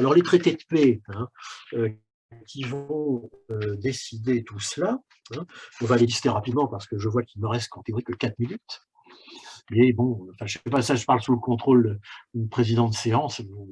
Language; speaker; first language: French; native; French